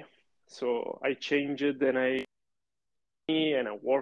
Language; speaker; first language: English; non-native, fluent; Italian